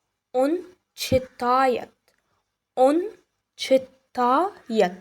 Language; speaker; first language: Russian; non-native, fluent; Arabic